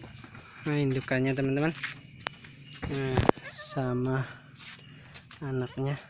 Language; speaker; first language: Indonesian; native; Indonesian